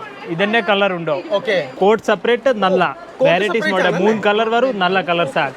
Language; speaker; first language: Malayalam; non-native, local second language; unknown